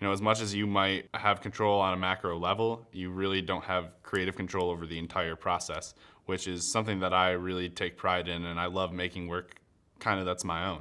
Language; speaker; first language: English; native; English